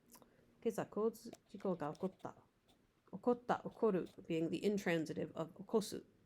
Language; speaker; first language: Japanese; non-native, learner; English